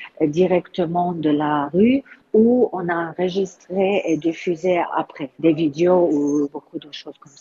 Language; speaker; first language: French; non-native, learner; Arabic